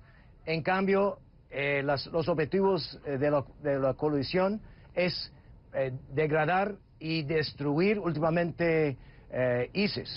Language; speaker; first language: Spanish; non-native, fluent; English